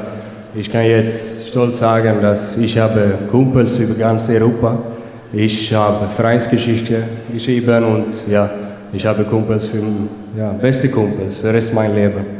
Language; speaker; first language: German; non-native, fluent; Swedish